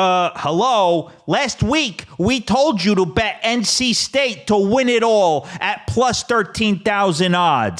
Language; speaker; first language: English; native; English